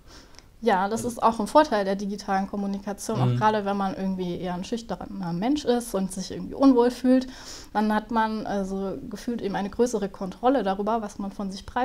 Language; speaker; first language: German; native; German